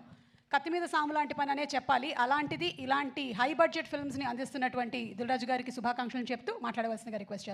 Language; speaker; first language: Telugu; native; Telugu